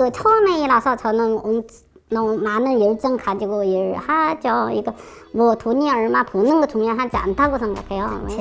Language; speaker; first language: Korean; non-native, fluent; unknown